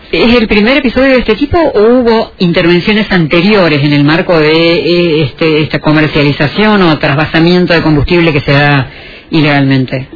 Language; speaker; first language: Spanish; native; Spanish